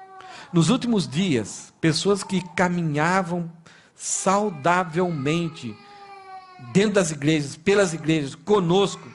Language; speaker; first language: Portuguese; native; Portuguese